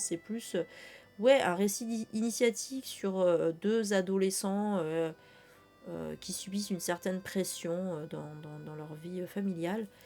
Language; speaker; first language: French; native; French